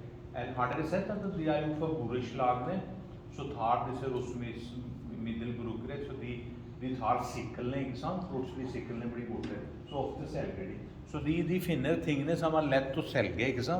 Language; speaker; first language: Norwegian; non-native, fluent; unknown